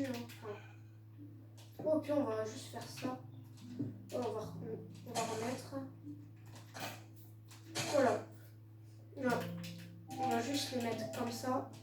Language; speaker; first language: French; native; French